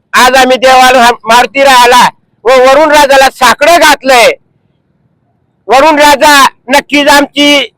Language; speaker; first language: Marathi; native; Marathi